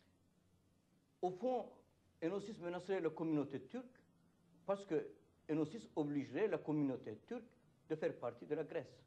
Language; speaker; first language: French; non-native, fluent; Turkish